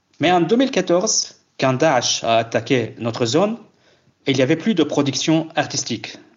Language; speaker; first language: French; non-native, fluent; Kurdish